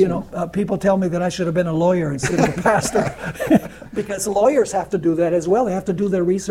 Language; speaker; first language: English; early bilingual, other home language; Spanish